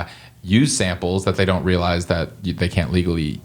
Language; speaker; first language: English; native; English